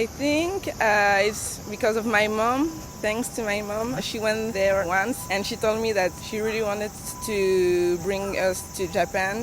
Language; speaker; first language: English; non-native, fluent; French